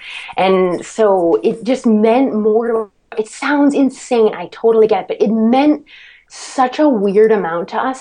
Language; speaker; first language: English; native; English